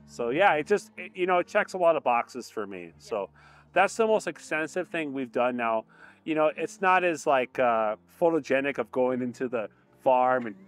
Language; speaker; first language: English; native; English